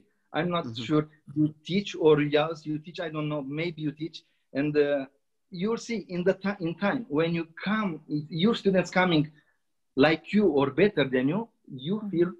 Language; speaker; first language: English; non-native, learner; Romanian